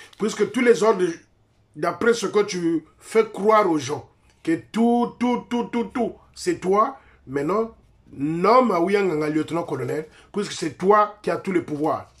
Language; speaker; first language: French; non-native, local second language; Lingala